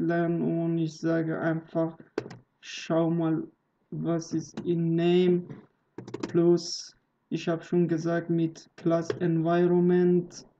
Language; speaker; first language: German; non-native, learner; Persian